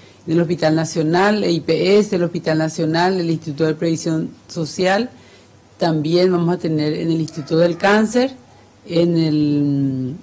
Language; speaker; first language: Spanish; native; Spanish